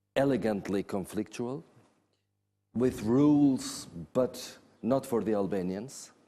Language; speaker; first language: English; non-native, fluent; Albanian